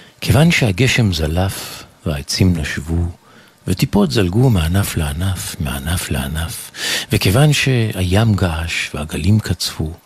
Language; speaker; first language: Hebrew; native; Hebrew